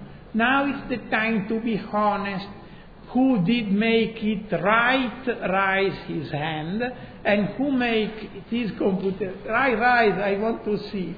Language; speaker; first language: English; non-native, fluent; Italian